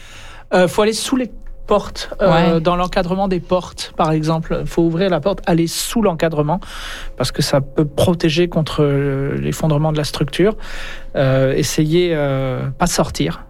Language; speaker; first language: French; early bilingual, other home language; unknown